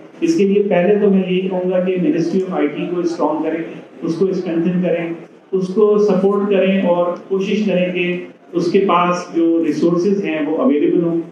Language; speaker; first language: Urdu; native; Urdu